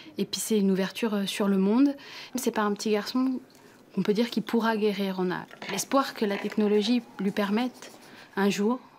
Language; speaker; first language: French; native; French